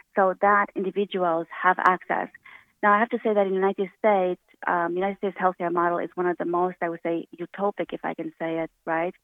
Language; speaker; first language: English; early bilingual, other home language; Romanian